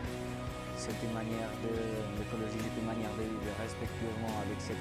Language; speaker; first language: French; non-native, fluent; Spanish